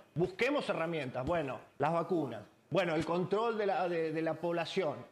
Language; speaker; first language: Spanish; native; Spanish